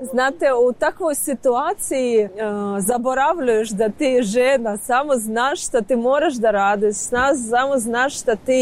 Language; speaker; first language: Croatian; non-native, learner; Ukrainian